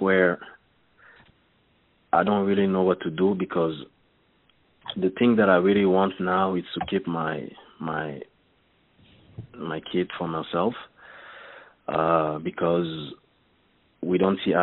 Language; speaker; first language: English; non-native, fluent; French